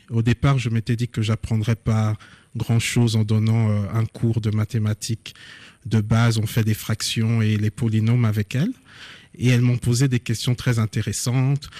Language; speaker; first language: French; non-native, local second language; Lingala